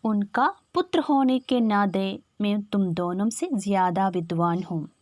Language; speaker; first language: Hindi; non-native, local second language; Malayalam